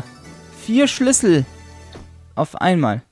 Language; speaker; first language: German; native; German